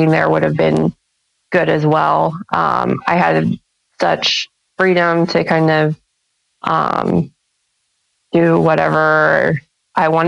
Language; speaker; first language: English; native; English